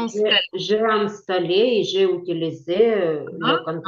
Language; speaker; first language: French; non-native, learner; Ukrainian